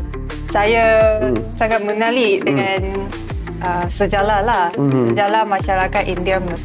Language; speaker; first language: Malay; non-native, learner; Japanese